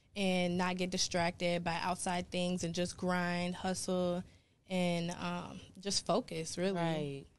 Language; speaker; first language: English; native; English